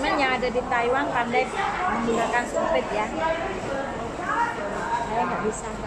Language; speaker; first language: Indonesian; non-native, local second language; Javanese